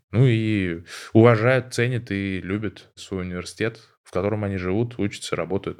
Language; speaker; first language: Russian; native; Russian